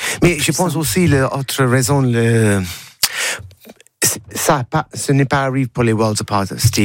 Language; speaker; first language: French; non-native, learner; English